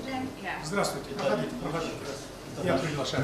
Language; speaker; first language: Russian; non-native, local second language; Kyrgyz